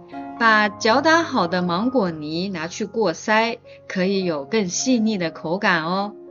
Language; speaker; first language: Chinese; native; Chinese